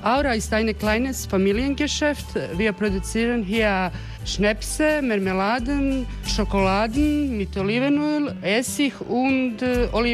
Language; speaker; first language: German; non-native, fluent; Croatian